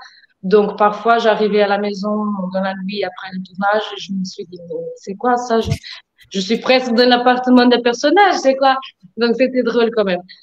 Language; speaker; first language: French; non-native, fluent; Portuguese